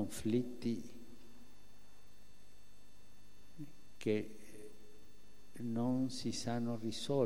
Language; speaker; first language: Italian; non-native, fluent; Spanish